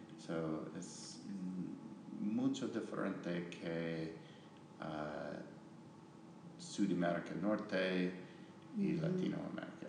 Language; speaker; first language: Spanish; non-native, learner; English